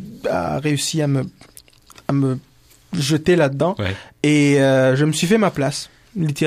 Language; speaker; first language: French; non-native, local second language; Kinyarwanda